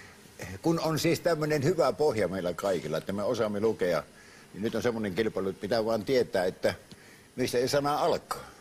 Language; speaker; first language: Finnish; native; Finnish